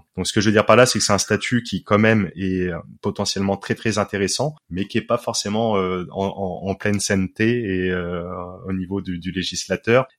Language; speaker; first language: French; native; French